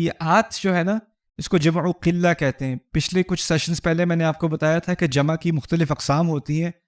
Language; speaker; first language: Urdu; early bilingual, heritage; Urdu